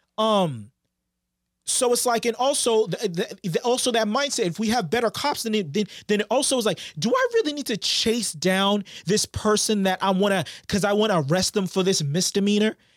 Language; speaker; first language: English; native; English